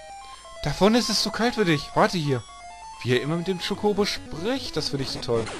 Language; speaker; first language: German; native; German